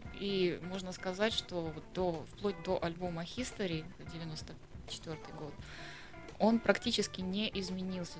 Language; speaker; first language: Russian; native; Russian